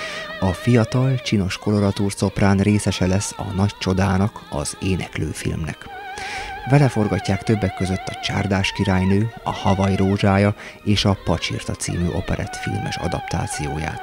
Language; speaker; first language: Hungarian; native; Hungarian